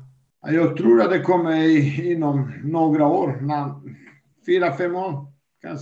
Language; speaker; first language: Swedish; non-native, fluent; Serbian